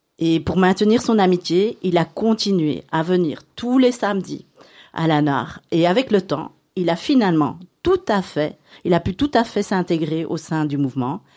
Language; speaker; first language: French; native; French